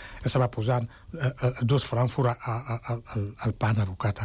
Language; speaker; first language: Catalan; non-native, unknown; Wolof